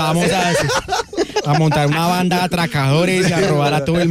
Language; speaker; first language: Spanish; native; Spanish